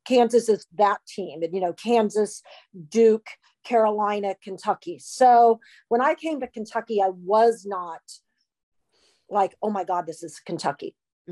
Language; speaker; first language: English; native; English